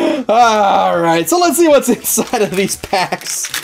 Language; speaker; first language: English; native; English